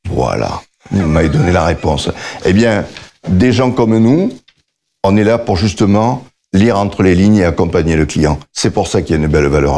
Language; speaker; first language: French; native; French